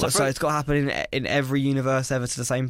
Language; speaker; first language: English; native; English